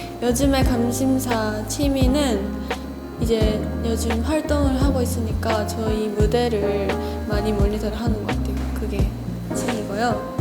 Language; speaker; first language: Korean; non-native, fluent; Japanese